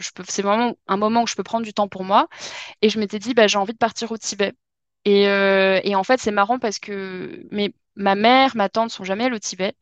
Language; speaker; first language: French; native; French